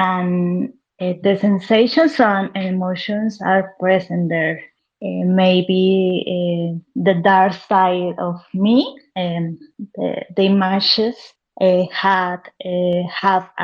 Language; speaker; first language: English; non-native, learner; Spanish